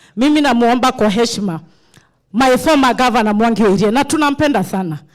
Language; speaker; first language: Swahili; non-native, local second language; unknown